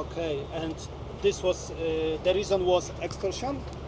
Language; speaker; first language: English; non-native, learner; Polish